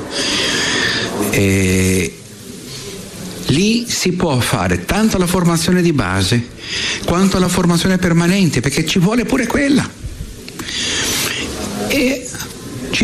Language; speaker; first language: Italian; non-native, fluent; Portuguese